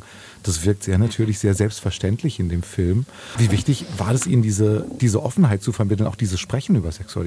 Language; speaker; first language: German; native; German